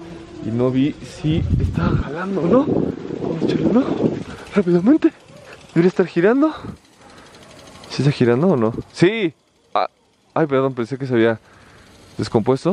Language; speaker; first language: Spanish; native; Spanish